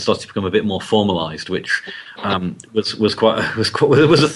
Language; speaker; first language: English; native; English